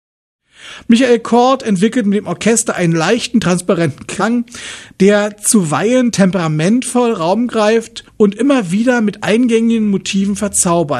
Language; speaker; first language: German; native; German